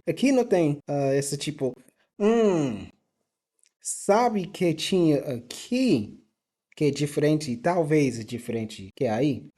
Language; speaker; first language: Portuguese; non-native, fluent; English